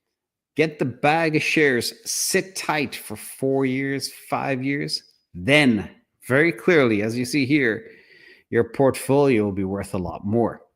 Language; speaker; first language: English; native; English